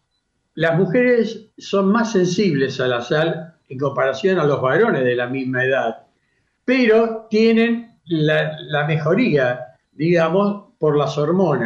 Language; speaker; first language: Spanish; native; Spanish